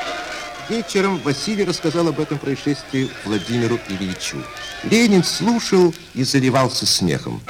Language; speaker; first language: Russian; native; Russian